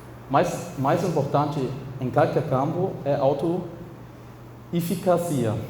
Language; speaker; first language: Portuguese; non-native, fluent; German